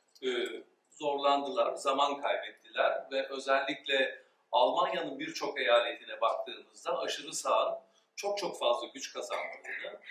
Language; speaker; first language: Turkish; early bilingual, heritage; Turkish